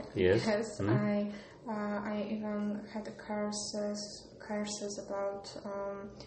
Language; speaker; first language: English; non-native, learner; Polish